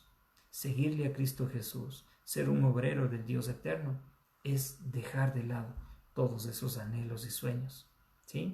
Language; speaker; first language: Spanish; native; Spanish